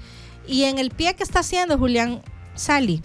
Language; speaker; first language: Spanish; native; Spanish